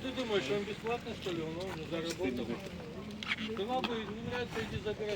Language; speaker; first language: Russian; non-native, local second language; Kyrgyz